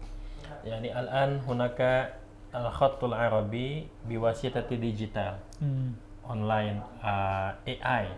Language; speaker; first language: Arabic; non-native, learner; Indonesian